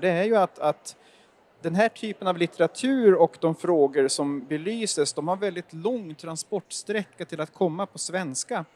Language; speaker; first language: Swedish; native; Swedish